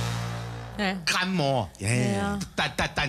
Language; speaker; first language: Chinese; native; Chinese